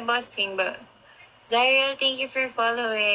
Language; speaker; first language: English; non-native, local second language; Filipino